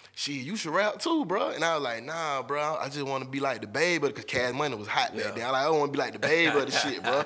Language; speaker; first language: English; native; English